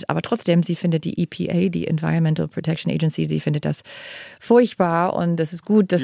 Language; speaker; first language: German; non-native, fluent; English